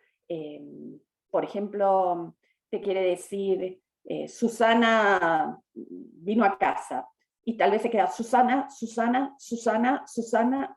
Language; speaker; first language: Spanish; native; Spanish